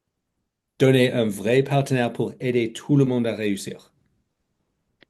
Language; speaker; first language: French; non-native, fluent; English